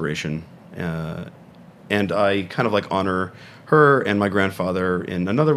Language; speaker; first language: English; native; English